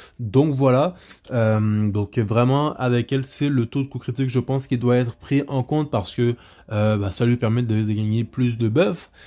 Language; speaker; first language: French; native; French